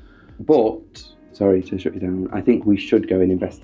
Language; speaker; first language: English; native; English